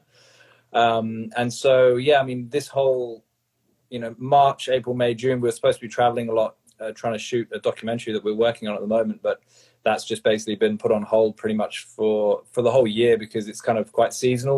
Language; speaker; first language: English; native; English